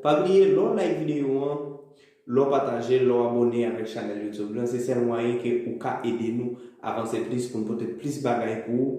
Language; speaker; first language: French; non-native, local second language; Haitian Creole